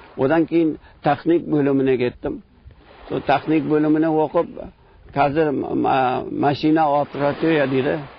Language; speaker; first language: Kazakh; early bilingual, heritage; Kazakh